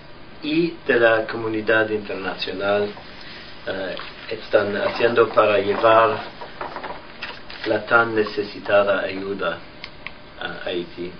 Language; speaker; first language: Spanish; non-native, fluent; English